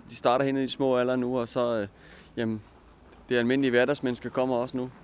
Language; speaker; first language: Danish; native; Danish